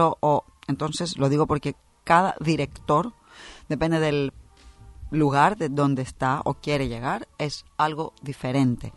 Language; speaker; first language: Spanish; non-native, fluent; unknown